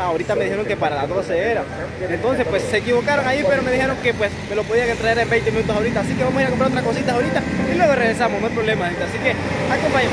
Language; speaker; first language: Spanish; native; Spanish